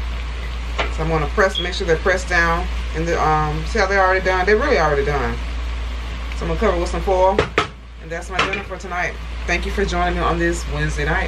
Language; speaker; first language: English; native; English